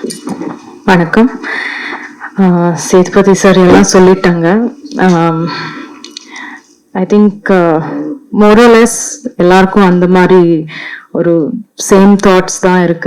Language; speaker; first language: Tamil; non-native, local second language; Malayalam